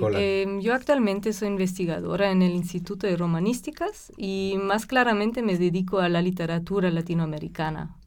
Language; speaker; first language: Spanish; non-native, fluent; German